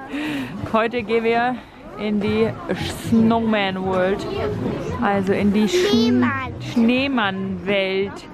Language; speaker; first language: German; native; German